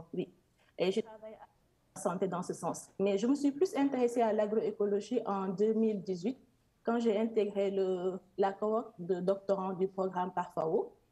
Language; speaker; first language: French; non-native, local second language; Serer